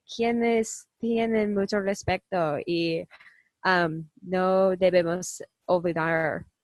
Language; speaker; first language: Spanish; non-native, learner; English